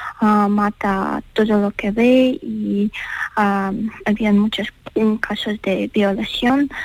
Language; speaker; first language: Spanish; non-native, learner; Ukrainian